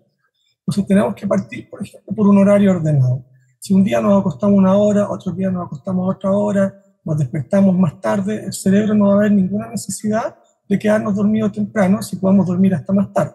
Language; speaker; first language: Spanish; native; Spanish